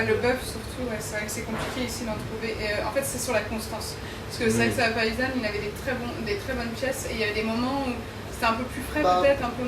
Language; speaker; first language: French; native; French